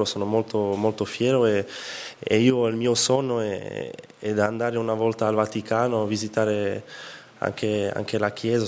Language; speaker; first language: Italian; non-native, fluent; French